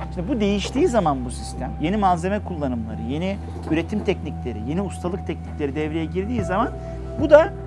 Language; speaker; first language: Turkish; native; Turkish